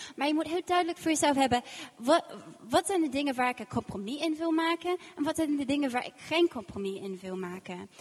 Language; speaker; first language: Dutch; non-native, fluent; English